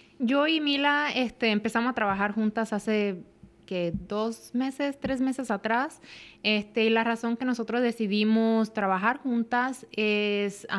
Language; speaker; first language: Spanish; early bilingual, heritage; Spanish